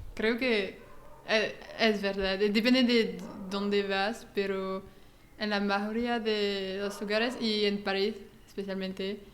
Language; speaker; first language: Spanish; non-native, learner; French